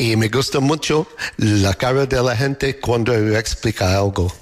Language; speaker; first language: Spanish; non-native, fluent; English